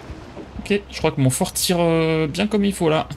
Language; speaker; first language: French; native; French